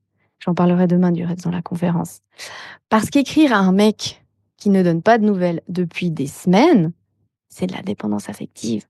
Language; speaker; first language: French; native; French